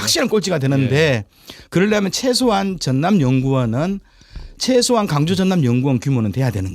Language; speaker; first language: Korean; native; Korean